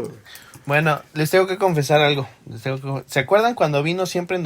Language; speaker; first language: Spanish; native; Spanish